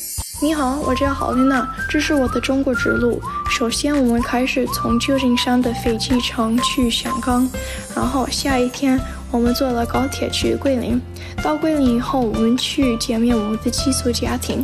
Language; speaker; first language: Chinese; non-native, learner; English